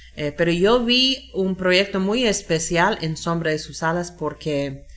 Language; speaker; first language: Spanish; non-native, fluent; English